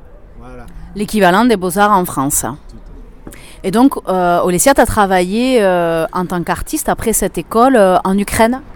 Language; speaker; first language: French; native; French